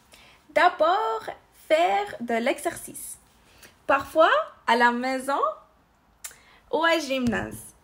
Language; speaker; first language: French; non-native, learner; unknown